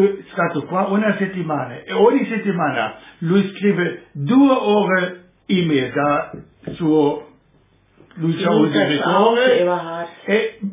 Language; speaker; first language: Italian; non-native, learner; German